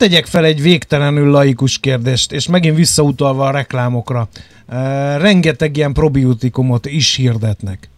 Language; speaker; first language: Hungarian; native; Hungarian